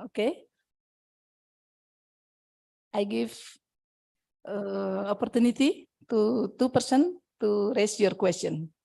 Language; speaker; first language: English; non-native, fluent; Indonesian